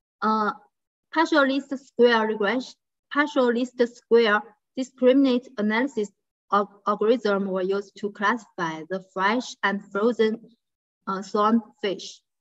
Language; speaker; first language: English; non-native, fluent; Chinese